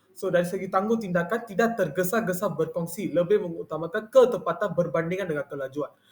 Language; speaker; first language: Malay; non-native, local second language; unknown